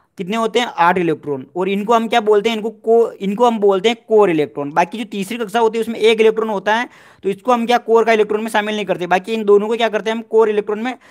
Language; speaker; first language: Hindi; native; Hindi